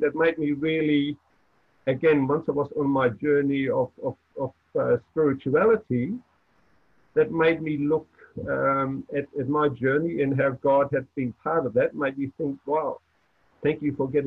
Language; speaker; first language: English; non-native, fluent; German